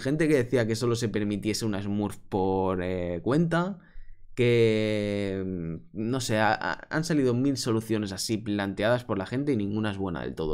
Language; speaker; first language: Spanish; native; Spanish